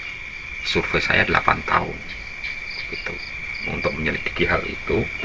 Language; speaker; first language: Indonesian; non-native, local second language; Javanese